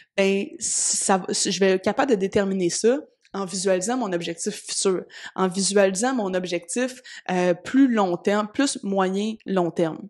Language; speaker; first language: French; native; French